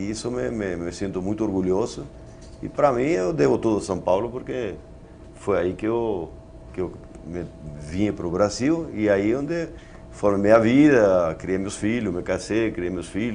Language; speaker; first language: Portuguese; native; Portuguese